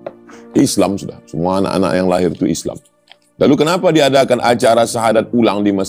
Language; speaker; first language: Malay; native; Malay